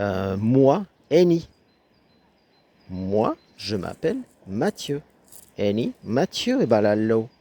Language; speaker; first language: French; non-native, fluent; Amharic